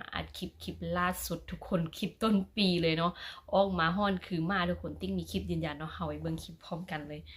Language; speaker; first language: Thai; non-native, local second language; Lao